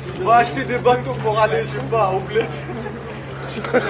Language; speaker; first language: French; non-native, learner; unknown